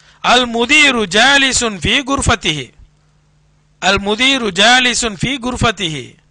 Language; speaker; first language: Arabic; non-native, fluent; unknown